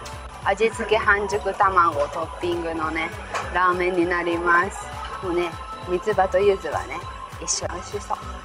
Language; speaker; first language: Japanese; native; Japanese